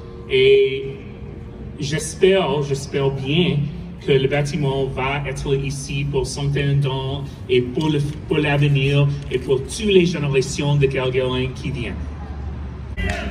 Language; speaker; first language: French; non-native, fluent; English